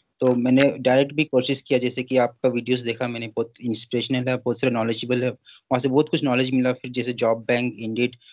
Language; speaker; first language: Hindi; non-native, local second language; Bangla